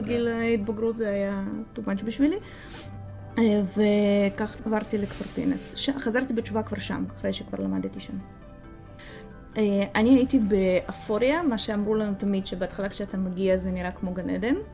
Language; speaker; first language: Hebrew; non-native, fluent; Russian